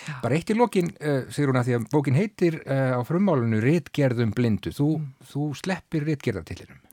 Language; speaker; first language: Icelandic; native; Icelandic